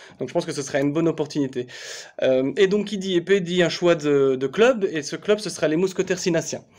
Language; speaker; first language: French; native; French